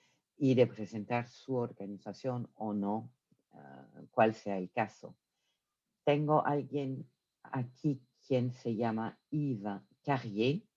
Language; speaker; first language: Spanish; non-native, fluent; French